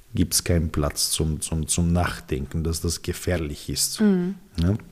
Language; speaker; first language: German; non-native, fluent; Serbian